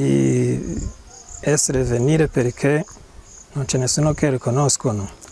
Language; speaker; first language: Italian; non-native, learner; Kinyarwanda